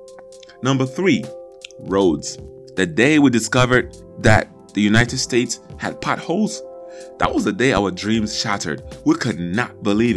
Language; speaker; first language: English; non-native, local second language; Igbo